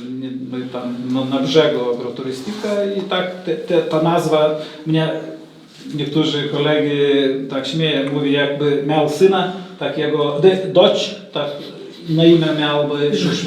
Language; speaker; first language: Polish; non-native, learner; Lithuanian